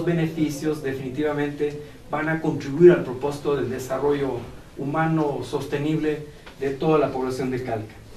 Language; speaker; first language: Spanish; native; Spanish